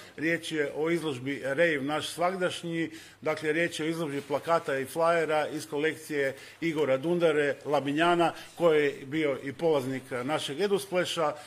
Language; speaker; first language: Croatian; native; Croatian